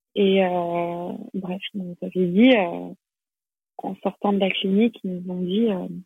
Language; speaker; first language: French; native; French